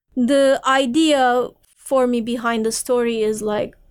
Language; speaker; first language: English; non-native, fluent; Turkish